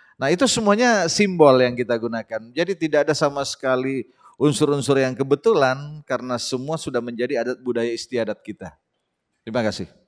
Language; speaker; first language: Indonesian; non-native, local second language; Buginese